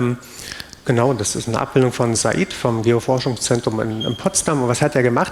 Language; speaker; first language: German; native; German